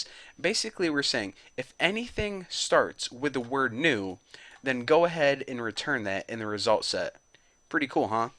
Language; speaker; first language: English; native; English